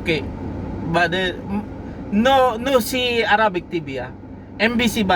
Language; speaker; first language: English; non-native, local second language; Arabic